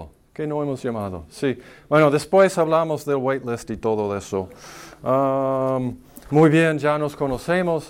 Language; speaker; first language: Spanish; non-native, fluent; English